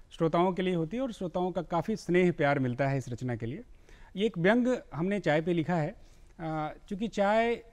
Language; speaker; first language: Hindi; non-native, local second language; Magahi